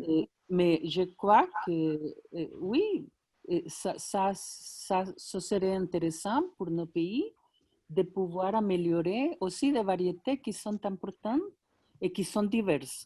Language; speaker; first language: French; non-native, fluent; Spanish